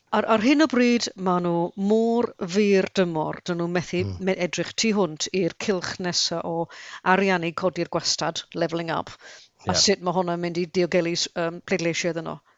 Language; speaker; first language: Welsh; native; Welsh